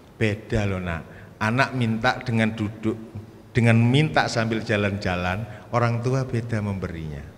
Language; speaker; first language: Indonesian; non-native, local second language; Javanese